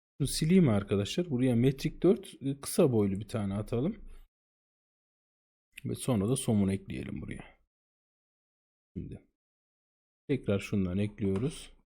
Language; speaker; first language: Turkish; native; Turkish